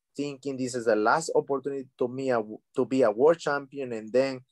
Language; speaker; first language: English; non-native, learner; Spanish